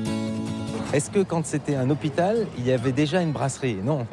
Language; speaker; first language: French; native; French